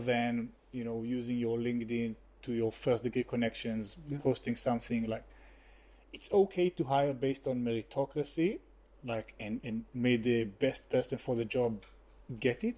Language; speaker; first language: English; non-native, fluent; Hebrew